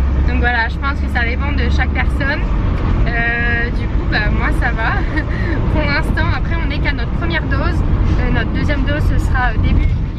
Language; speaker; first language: French; native; French